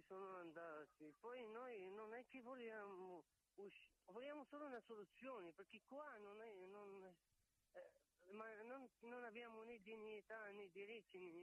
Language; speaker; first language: Italian; non-native, fluent; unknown